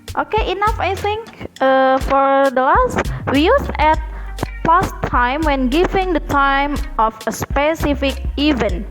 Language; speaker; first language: English; non-native, learner; Indonesian